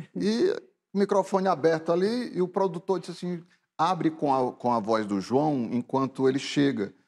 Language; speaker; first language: Portuguese; native; Portuguese